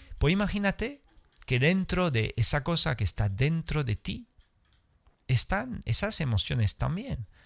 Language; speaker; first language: Spanish; non-native, fluent; French